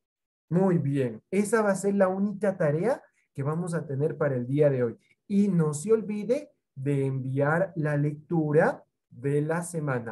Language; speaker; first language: Spanish; native; Spanish